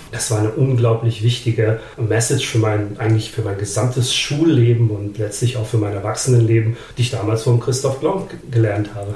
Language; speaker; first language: German; early bilingual, other home language; Serbian